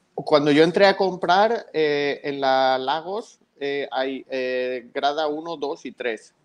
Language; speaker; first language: Spanish; native; Spanish